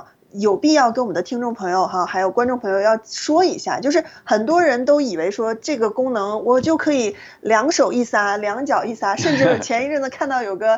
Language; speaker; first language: Chinese; native; Chinese